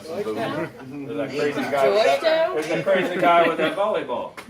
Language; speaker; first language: English; native; English